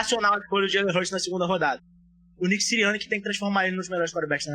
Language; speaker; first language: Portuguese; native; Portuguese